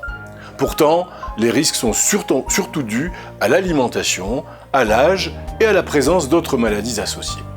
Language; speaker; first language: French; native; French